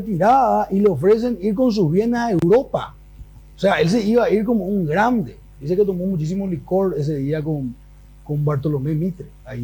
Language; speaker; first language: Spanish; native; Spanish